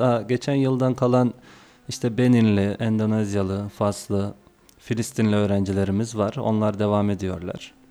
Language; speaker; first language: Turkish; native; Turkish